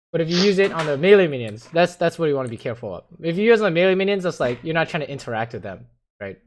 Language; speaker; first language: English; native; English